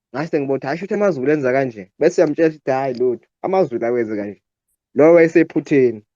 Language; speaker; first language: Zulu; native; Zulu